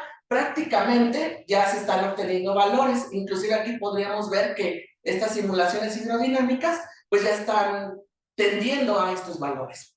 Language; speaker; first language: Spanish; native; Spanish